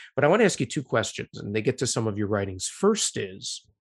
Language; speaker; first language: English; native; English